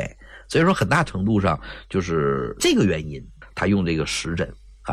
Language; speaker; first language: Chinese; native; Chinese